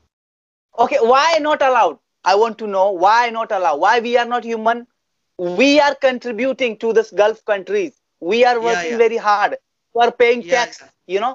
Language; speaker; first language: English; non-native, fluent; Bangla